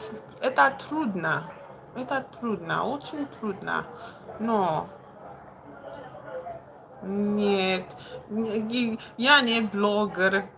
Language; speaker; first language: Russian; non-native, learner; English